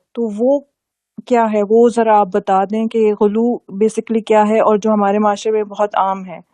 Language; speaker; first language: Urdu; native; Urdu